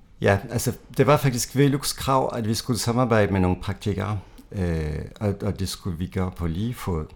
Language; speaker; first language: Danish; non-native, fluent; French